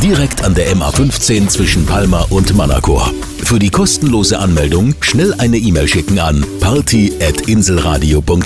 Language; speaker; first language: German; native; German